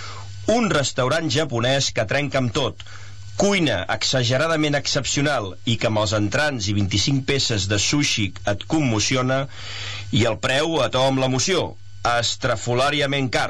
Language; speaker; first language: Catalan; native; Catalan